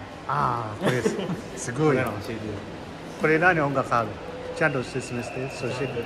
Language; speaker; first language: Japanese; non-native, learner; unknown